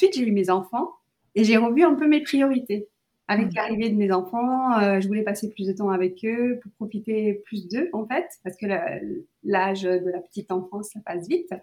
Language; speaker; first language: French; early bilingual, other home language; Sinhala